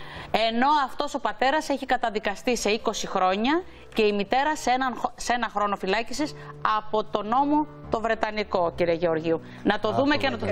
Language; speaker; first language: Greek; native; Greek